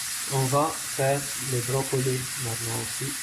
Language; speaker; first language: French; non-native, learner; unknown